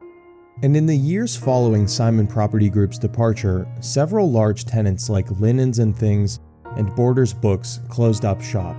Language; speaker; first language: English; native; English